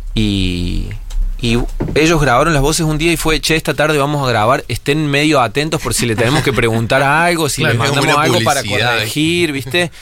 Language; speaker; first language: Spanish; native; Spanish